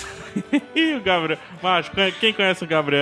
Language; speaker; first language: Portuguese; native; Portuguese